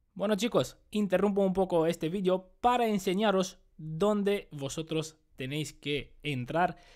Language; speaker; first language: Spanish; non-native, fluent; Romanian